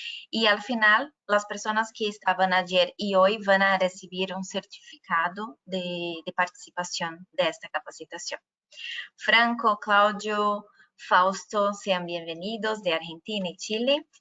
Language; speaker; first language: Spanish; non-native, fluent; Portuguese